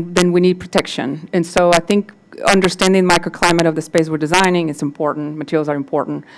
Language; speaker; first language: English; non-native, fluent; Spanish